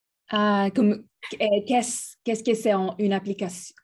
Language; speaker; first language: French; non-native, learner; Spanish